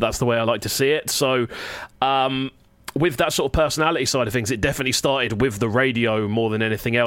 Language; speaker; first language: English; native; English